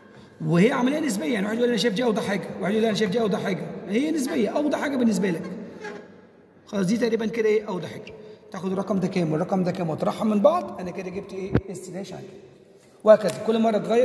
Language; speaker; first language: Arabic; native; Arabic